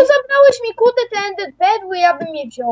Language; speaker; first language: Polish; native; Polish